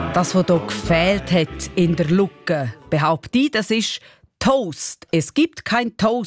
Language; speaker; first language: German; native; German